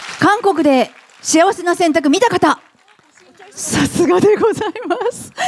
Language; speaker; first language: Japanese; native; Japanese